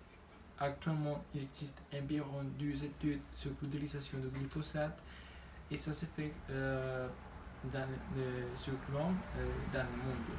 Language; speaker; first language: French; non-native, learner; Spanish